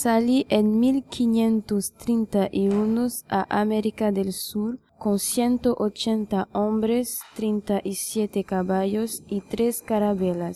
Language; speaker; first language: Spanish; non-native, learner; French